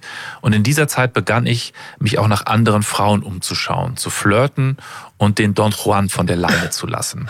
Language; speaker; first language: German; native; German